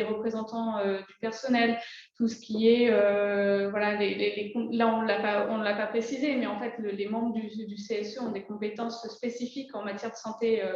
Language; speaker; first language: French; native; French